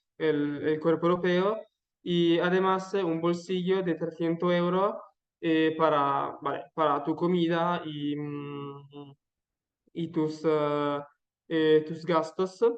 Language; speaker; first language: Spanish; non-native, learner; Italian